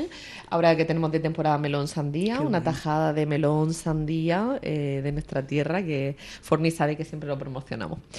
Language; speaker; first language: Spanish; native; Spanish